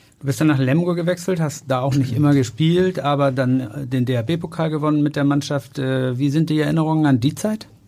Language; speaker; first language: German; native; German